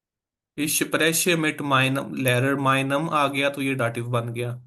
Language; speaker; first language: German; non-native, fluent; Urdu